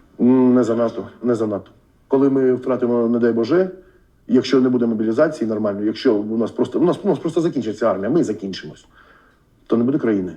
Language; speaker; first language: Ukrainian; non-native, local second language; Russian